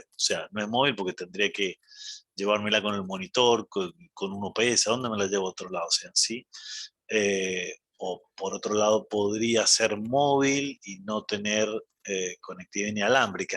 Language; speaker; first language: Spanish; native; Spanish